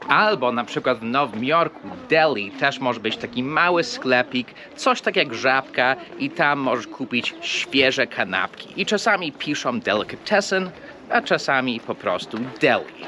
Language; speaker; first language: Polish; early bilingual, heritage; English